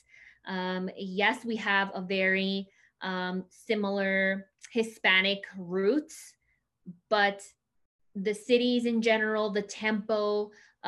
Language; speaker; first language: English; native; English